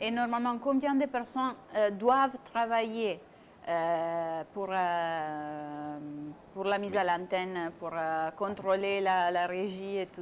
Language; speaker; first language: French; non-native, fluent; Italian